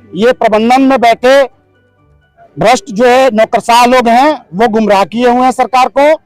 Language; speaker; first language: Hindi; native; Hindi